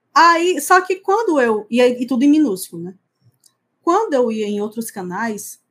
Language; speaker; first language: Portuguese; native; Portuguese